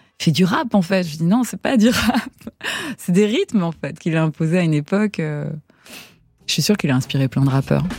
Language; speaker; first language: French; early bilingual, heritage; French